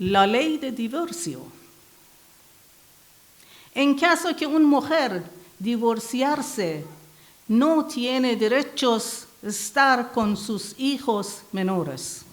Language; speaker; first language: Spanish; non-native, learner; Persian